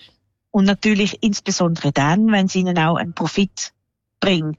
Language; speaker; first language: German; native; German